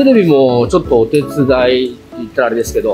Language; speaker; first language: Japanese; native; Japanese